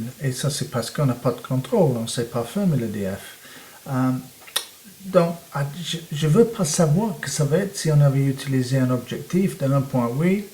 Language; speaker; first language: French; non-native, fluent; English